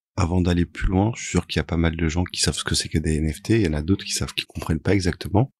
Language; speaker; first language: French; native; French